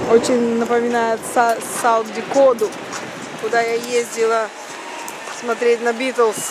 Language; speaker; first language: Russian; native; Russian